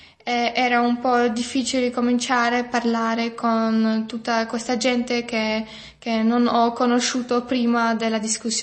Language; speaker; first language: Italian; non-native, fluent; German